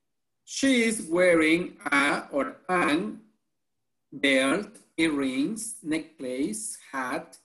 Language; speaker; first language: English; non-native, fluent; Spanish